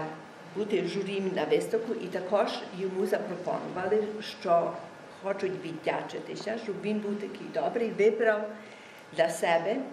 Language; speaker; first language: Ukrainian; early bilingual, heritage; Ukrainian